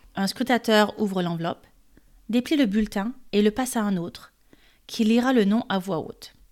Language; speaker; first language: French; native; French